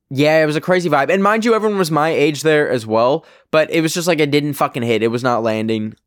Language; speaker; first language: English; native; English